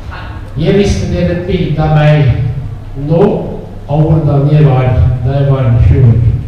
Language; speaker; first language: Norwegian; non-native, fluent; Italian